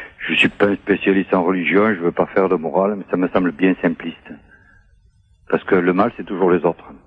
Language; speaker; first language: French; native; French